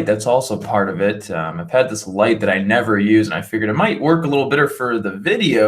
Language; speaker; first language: English; native; English